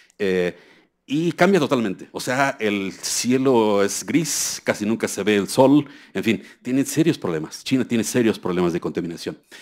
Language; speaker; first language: Spanish; native; Spanish